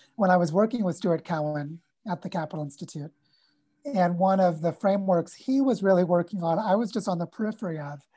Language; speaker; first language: English; native; English